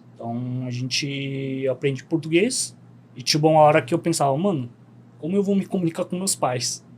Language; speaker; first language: Portuguese; early bilingual, other home language; Korean